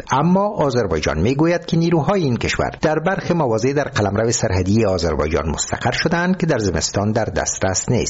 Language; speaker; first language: Persian; native; Persian